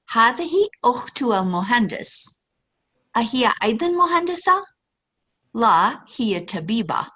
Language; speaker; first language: Arabic; non-native, fluent; English